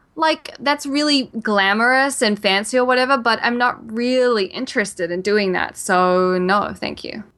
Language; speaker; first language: English; native; English